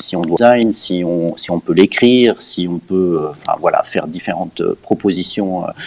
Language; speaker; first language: French; native; French